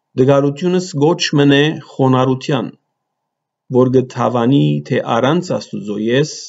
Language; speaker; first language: Armenian; early bilingual, heritage; Armenian